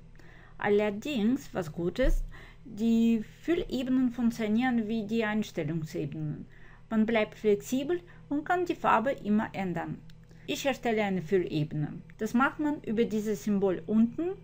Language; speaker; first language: German; non-native, fluent; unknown